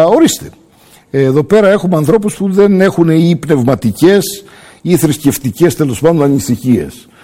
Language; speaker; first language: Greek; early bilingual, heritage; Greek